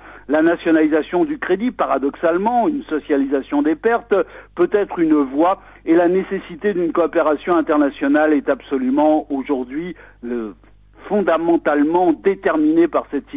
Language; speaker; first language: French; native; French